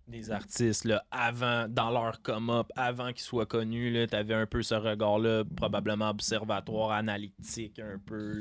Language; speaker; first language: French; native; French